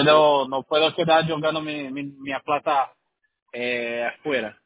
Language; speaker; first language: Spanish; non-native, learner; Portuguese